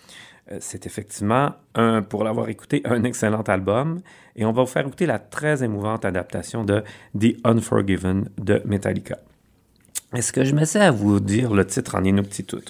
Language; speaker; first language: French; native; French